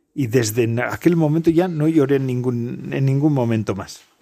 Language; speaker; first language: Spanish; native; Spanish